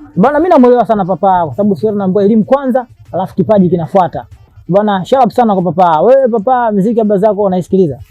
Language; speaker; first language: Swahili; native; Swahili